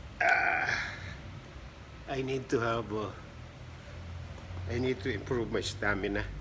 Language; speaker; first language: English; non-native, local second language; Filipino